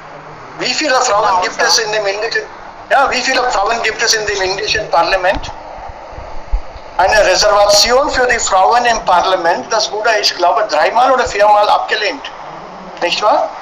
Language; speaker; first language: German; non-native, fluent; Hindi